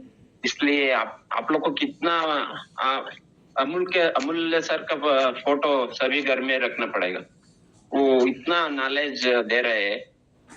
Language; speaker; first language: Hindi; non-native, local second language; Kannada